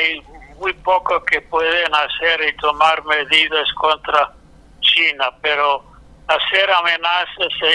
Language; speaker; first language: Spanish; non-native, fluent; English